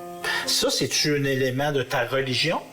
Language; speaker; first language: French; native; French